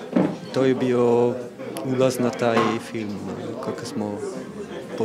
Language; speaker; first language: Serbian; non-native, learner; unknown